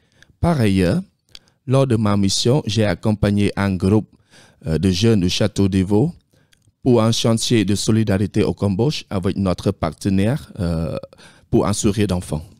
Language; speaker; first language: French; non-native, fluent; Khmer